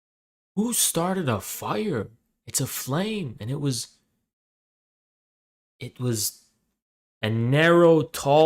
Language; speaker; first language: English; native; English